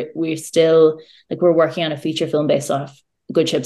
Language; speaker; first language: English; native; English